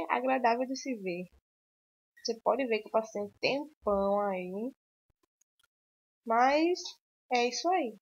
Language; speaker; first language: Portuguese; native; Portuguese